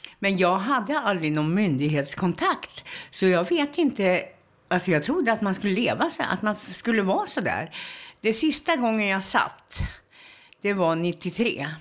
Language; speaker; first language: Swedish; native; Swedish